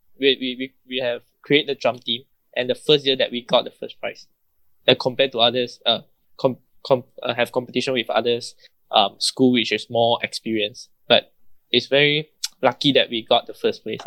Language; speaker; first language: English; non-native, local second language; Chinese